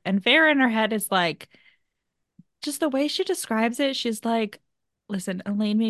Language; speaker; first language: English; native; English